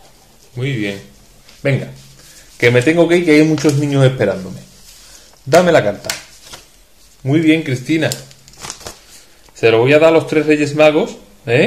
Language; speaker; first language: Spanish; native; Spanish